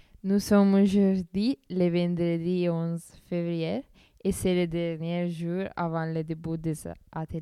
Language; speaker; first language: French; non-native, learner; Italian